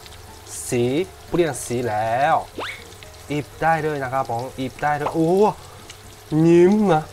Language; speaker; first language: Thai; non-native, learner; Japanese